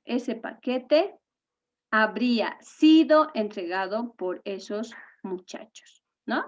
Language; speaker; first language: Spanish; native; Spanish